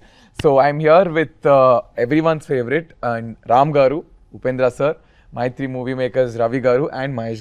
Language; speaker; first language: Telugu; native; Telugu